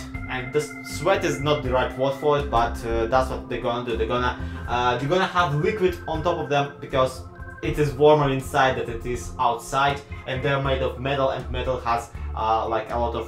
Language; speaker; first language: English; non-native, fluent; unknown